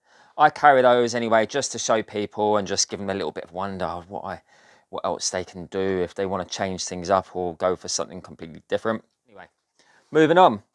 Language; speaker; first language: English; native; English